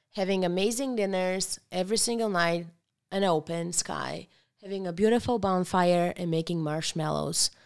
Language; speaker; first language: English; non-native, fluent; Bulgarian